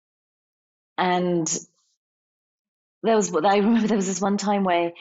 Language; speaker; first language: English; native; English